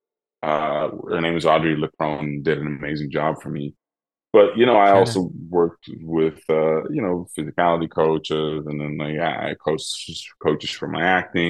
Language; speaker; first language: English; non-native, fluent; Dutch